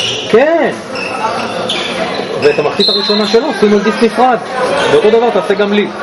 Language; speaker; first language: Hebrew; native; Hebrew